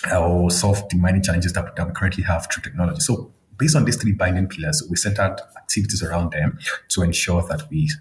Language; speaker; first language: English; non-native, local second language; Yoruba